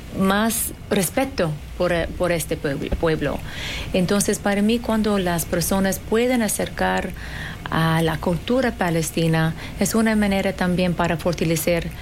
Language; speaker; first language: Spanish; non-native, fluent; Arabic